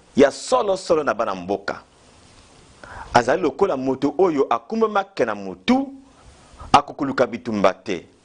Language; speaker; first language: Lingala; native; Lingala